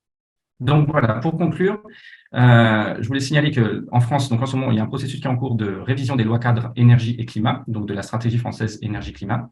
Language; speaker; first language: French; native; French